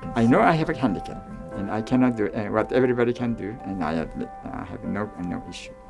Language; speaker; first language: English; non-native, fluent; Japanese